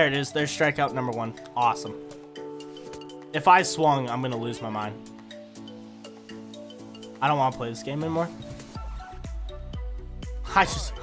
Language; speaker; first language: English; native; English